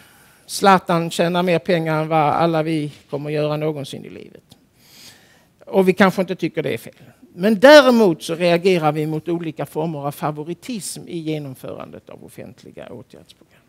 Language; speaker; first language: Swedish; native; Swedish